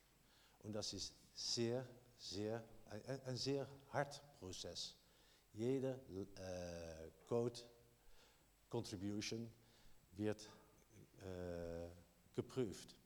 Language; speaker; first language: German; non-native, learner; Dutch